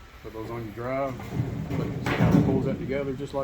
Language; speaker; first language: English; native; English